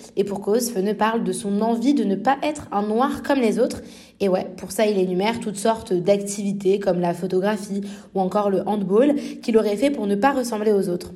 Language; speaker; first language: French; native; French